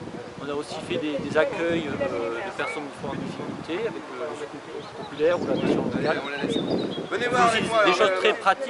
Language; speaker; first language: French; native; French